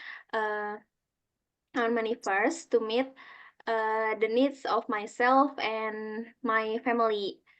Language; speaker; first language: English; non-native, learner; Indonesian